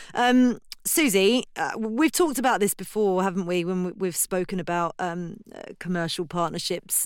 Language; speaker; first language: English; native; English